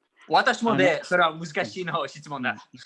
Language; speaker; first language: Japanese; non-native, learner; English